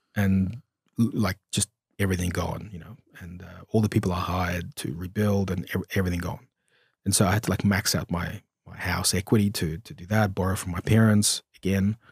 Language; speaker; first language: English; early bilingual, other home language; Romanian